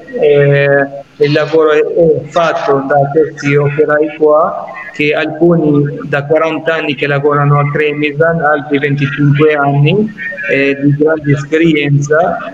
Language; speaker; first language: Italian; non-native, fluent; Arabic